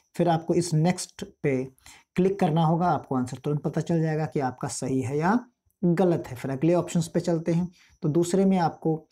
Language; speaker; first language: Hindi; native; Hindi